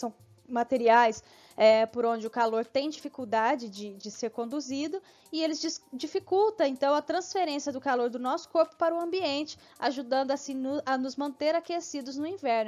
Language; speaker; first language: Portuguese; native; Portuguese